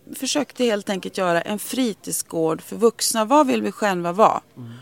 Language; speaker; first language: Swedish; native; Swedish